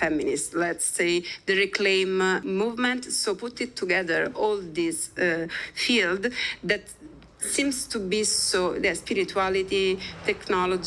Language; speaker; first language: English; non-native, fluent; Italian